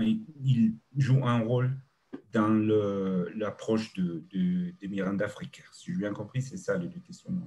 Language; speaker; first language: French; non-native, fluent; Spanish